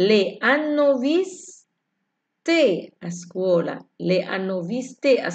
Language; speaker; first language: Italian; non-native, fluent; Arabic